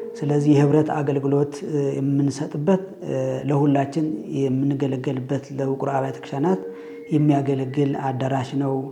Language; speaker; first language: Amharic; non-native, local second language; Tigrinya